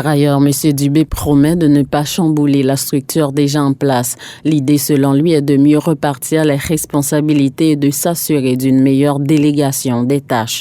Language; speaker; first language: French; native; French